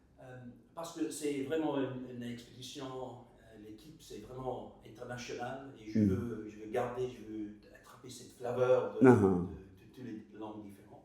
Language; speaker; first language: French; non-native, learner; English